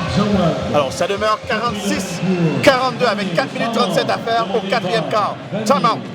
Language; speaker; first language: French; native; French